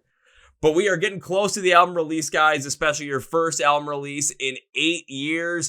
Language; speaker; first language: English; native; English